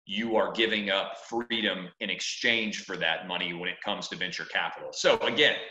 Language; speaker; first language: English; native; English